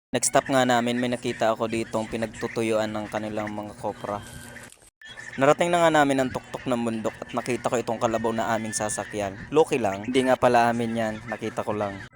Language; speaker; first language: Filipino; non-native, local second language; Bikol